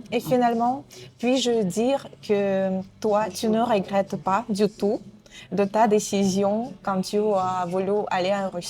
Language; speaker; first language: French; non-native, fluent; Russian